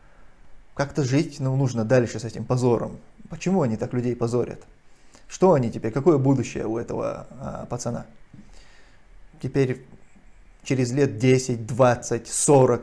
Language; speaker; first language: Russian; non-native, local second language; Chechen